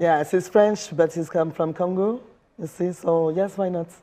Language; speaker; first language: English; non-native, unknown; French